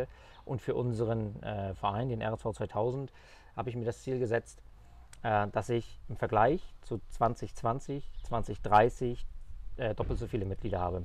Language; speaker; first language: German; native; German